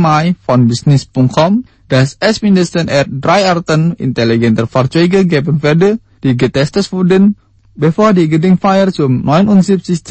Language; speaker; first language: German; non-native, fluent; Indonesian